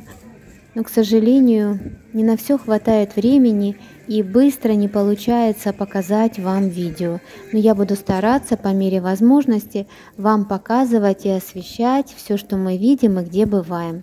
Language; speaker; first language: Russian; native; Russian